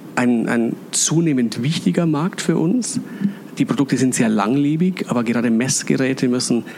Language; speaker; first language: German; native; German